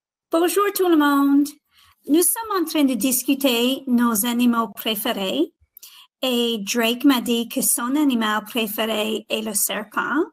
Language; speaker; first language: French; non-native, fluent; English